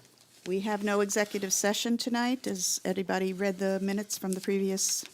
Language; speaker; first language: English; native; English